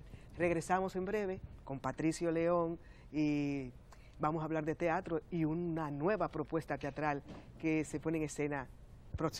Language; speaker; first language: Spanish; native; Spanish